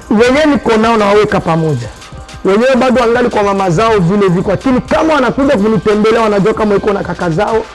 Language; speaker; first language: Swahili; non-native, local second language; French